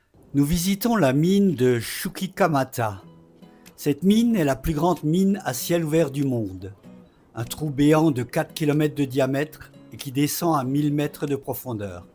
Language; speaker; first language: French; native; French